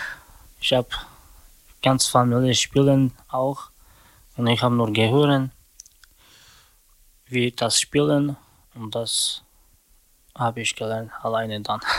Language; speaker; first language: German; non-native, learner; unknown